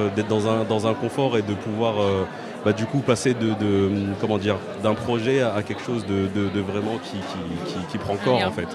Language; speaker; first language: French; native; French